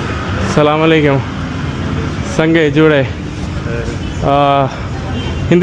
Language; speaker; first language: Hindi; non-native, local second language; Malayalam